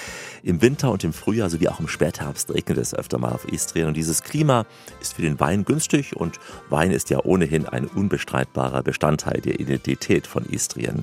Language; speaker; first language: German; native; German